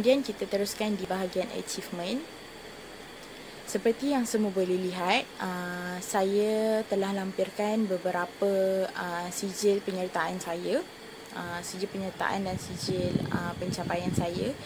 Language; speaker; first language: Malay; native; Malay